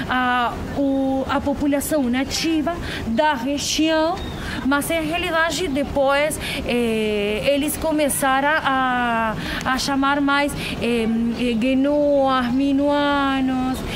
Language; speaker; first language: Portuguese; non-native, fluent; Spanish